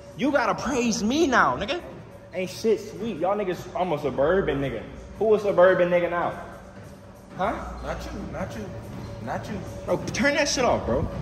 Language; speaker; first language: English; native; English